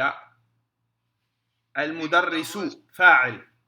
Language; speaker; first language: Arabic; non-native, fluent; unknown